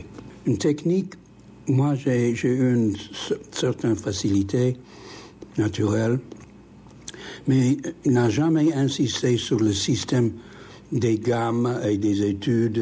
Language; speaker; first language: French; non-native, fluent; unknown